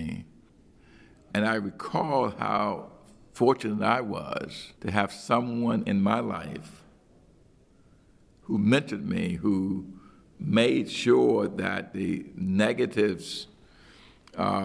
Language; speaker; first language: English; native; English